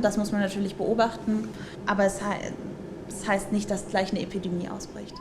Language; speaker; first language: German; native; German